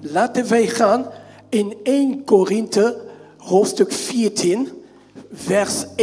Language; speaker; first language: Dutch; non-native, fluent; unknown